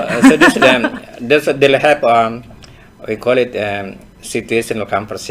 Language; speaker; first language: English; non-native, fluent; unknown